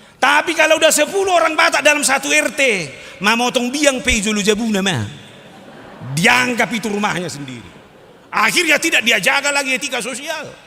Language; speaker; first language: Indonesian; non-native, local second language; Batak Toba